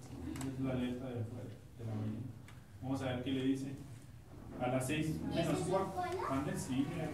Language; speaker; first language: Spanish; native; Spanish